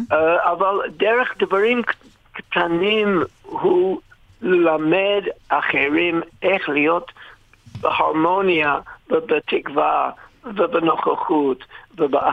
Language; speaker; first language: Hebrew; non-native, fluent; English